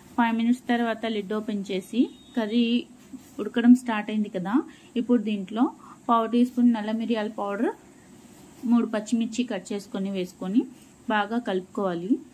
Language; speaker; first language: Telugu; non-native, local second language; Urdu